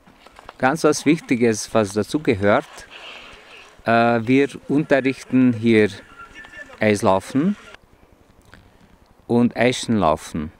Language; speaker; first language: German; non-native, fluent; Hungarian